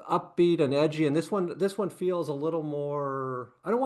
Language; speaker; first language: English; native; English